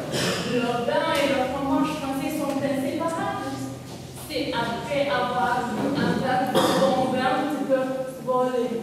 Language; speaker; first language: French; non-native, learner; Lithuanian